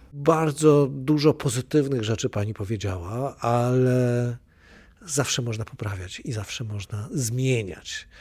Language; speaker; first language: Polish; native; Polish